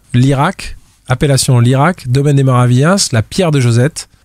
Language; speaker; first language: French; native; French